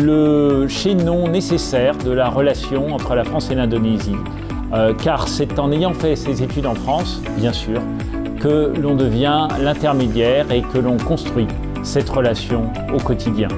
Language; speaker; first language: French; native; French